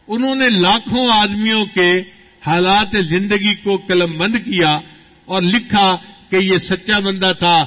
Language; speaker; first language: Urdu; non-native, local second language; Punjabi